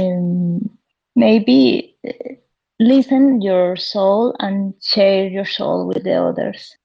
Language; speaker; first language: English; non-native, learner; Spanish